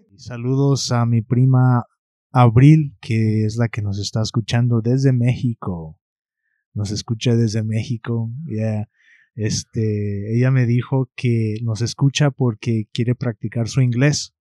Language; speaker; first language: Spanish; early bilingual, heritage; Spanish